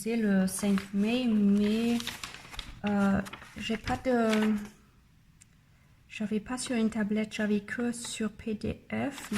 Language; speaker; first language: French; non-native, learner; German